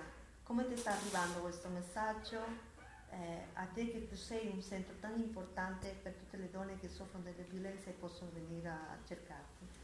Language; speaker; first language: Italian; non-native, fluent; Spanish